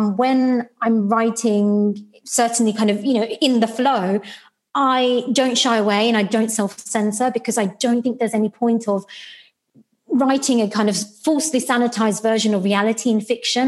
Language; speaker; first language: English; non-native, local second language; Sylheti